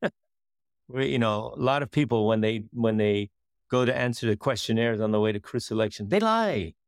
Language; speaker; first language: English; early bilingual, other home language; Dutch